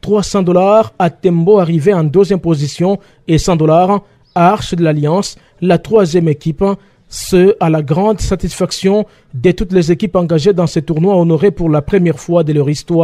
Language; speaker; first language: French; non-native, local second language; Swahili